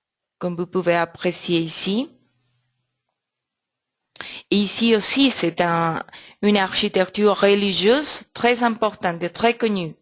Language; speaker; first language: French; non-native, learner; Spanish